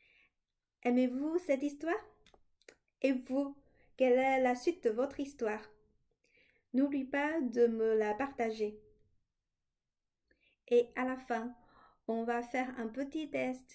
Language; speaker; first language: French; non-native, fluent; Chinese